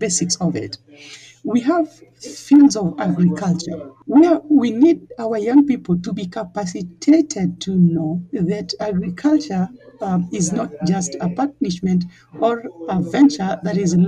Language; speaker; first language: English; non-native, local second language; Luo (Kenya and Tanzania)